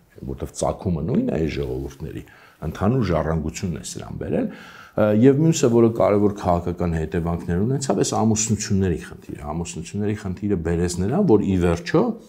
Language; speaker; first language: Armenian; native; Armenian